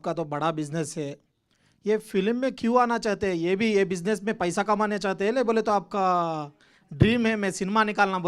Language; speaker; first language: Hindi; non-native, local second language; Telugu